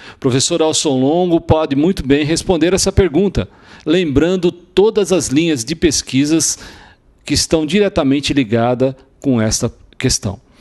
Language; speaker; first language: Portuguese; native; Portuguese